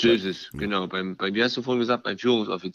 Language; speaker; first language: German; native; German